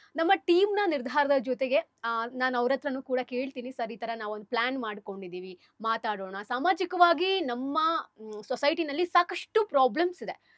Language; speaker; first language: Kannada; native; Kannada